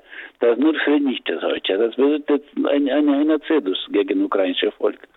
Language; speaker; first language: German; non-native, learner; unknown